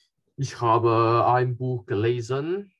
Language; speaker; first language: German; non-native, learner; Chinese